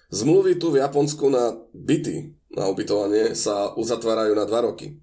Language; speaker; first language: Slovak; native; Slovak